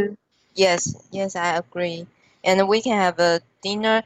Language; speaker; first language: English; non-native, learner; Chinese